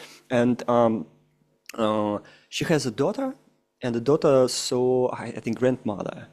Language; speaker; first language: English; non-native, fluent; Russian